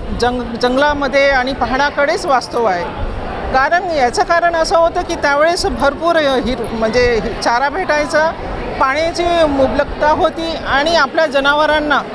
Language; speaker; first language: Marathi; non-native, local second language; Lambadi